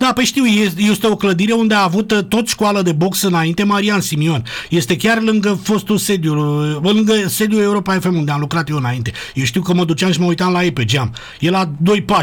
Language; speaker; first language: Romanian; native; Romanian